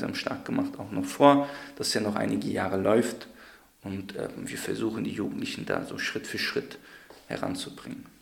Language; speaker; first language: German; native; German